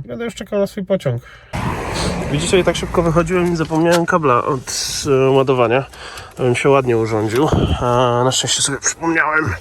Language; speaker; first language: Polish; native; Polish